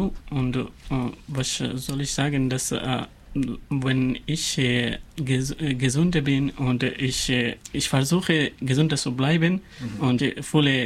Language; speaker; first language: German; non-native, learner; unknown